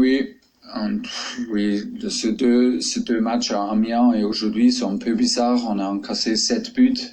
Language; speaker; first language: French; non-native, fluent; German